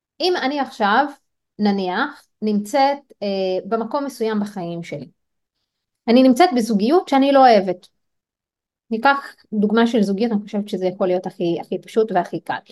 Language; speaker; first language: Hebrew; non-native, local second language; Arabic